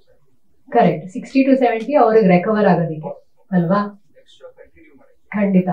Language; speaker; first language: Kannada; native; Kannada